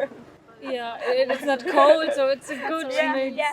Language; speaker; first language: English; non-native, fluent; German